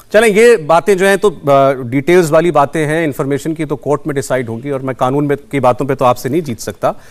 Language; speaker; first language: Hindi; native; Hindi